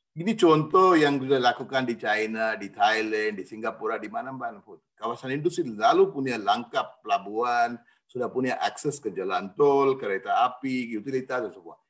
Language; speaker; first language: Indonesian; non-native, fluent; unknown